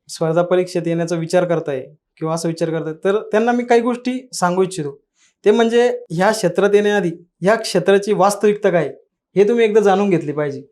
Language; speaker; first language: Marathi; native; Marathi